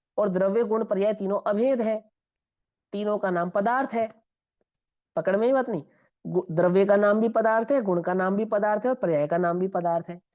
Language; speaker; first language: Hindi; non-native, local second language; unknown